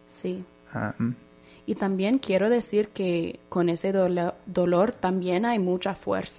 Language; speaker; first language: Spanish; non-native, fluent; English